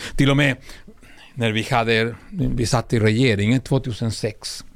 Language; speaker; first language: Swedish; non-native, fluent; Spanish